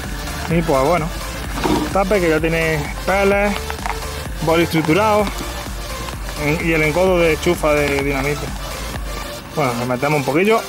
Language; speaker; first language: Spanish; native; Spanish